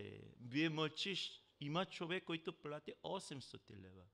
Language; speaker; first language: Bulgarian; non-native, learner; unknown